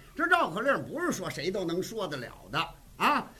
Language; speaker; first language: Chinese; non-native, fluent; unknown